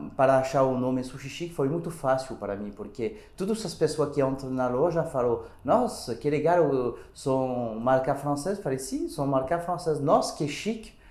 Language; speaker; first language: Portuguese; non-native, fluent; French